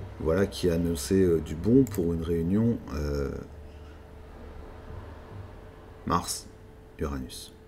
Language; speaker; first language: French; native; French